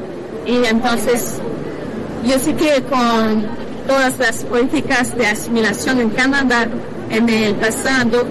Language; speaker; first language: Spanish; non-native, learner; French